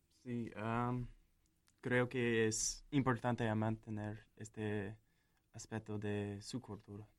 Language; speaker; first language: Spanish; non-native, learner; English